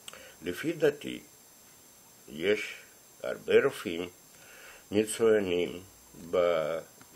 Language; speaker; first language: Hebrew; non-native, fluent; Russian